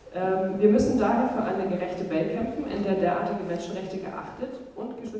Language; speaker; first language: German; native; German